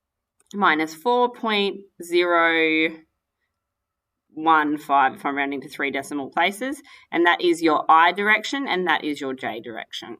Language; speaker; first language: English; native; English